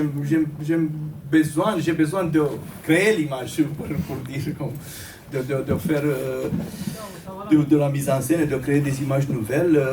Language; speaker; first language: French; non-native, fluent; Romanian